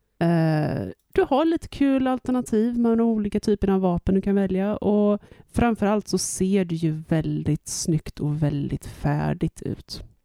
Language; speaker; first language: Swedish; native; Swedish